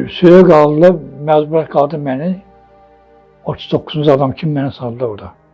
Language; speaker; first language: Azerbaijani; non-native, local second language; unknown